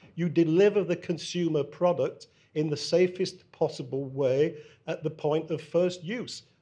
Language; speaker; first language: English; native; English